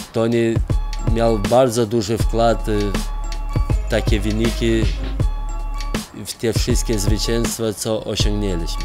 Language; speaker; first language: Polish; non-native, fluent; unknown